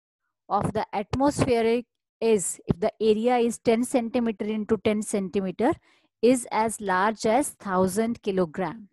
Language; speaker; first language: English; non-native, local second language; Hindi